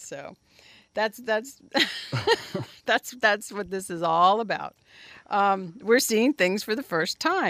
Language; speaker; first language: English; native; English